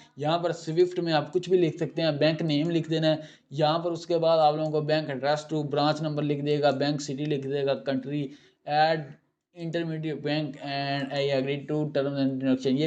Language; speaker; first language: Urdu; non-native, local second language; Punjabi